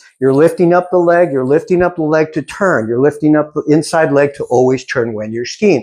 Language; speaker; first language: English; native; English